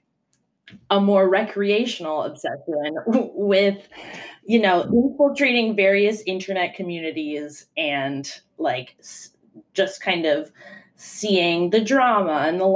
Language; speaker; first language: English; non-native, fluent; Italian